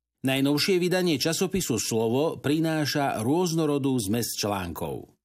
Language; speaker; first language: Slovak; native; Slovak